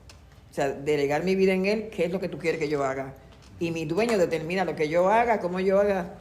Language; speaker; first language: Spanish; native; Spanish